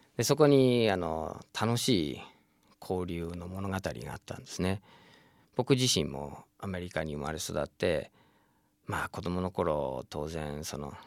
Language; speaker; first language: Japanese; non-native, fluent; English